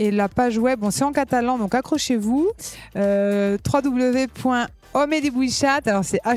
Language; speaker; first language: French; native; French